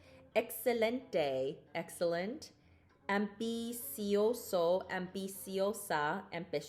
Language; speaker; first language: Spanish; non-native, learner; English